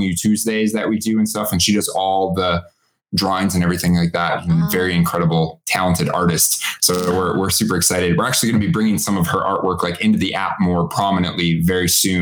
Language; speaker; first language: English; native; English